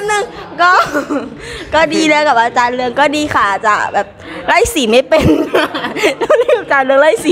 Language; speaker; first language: Thai; native; Thai